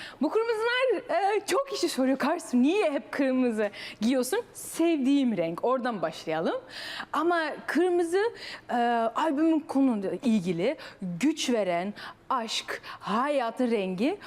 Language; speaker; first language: Turkish; early bilingual, heritage; Turkish